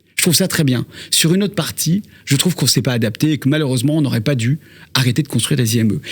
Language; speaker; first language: French; native; French